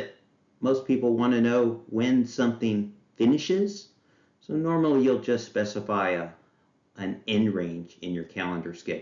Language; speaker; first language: English; native; English